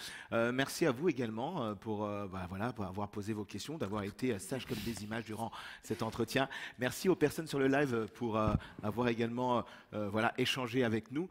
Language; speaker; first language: French; native; French